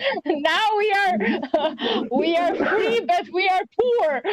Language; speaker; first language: English; non-native, learner; Albanian